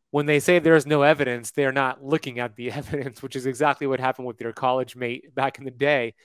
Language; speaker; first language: English; native; English